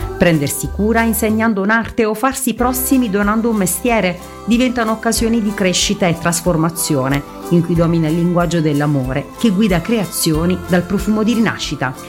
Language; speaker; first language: Italian; native; Italian